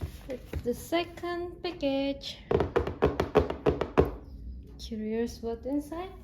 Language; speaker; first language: English; non-native, learner; Indonesian